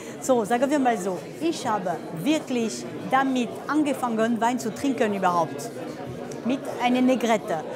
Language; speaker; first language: German; non-native, fluent; French